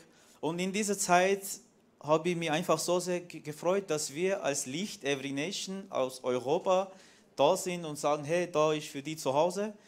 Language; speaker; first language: German; non-native, fluent; Armenian